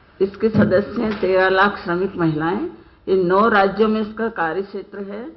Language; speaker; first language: Hindi; native; Hindi